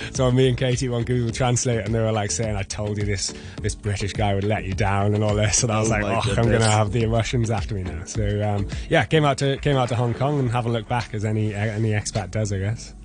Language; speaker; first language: English; native; English